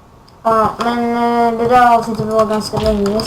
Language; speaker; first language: Swedish; native; Swedish